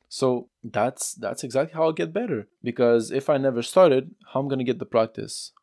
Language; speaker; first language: English; non-native, fluent; French